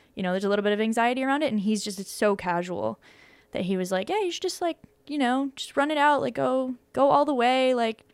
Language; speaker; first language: English; native; English